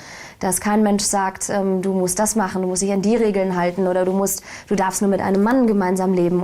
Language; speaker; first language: German; early bilingual, other home language; Turkish